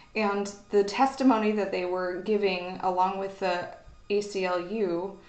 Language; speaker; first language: English; native; English